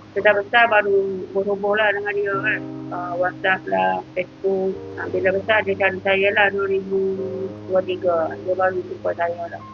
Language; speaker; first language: Malay; native; Malay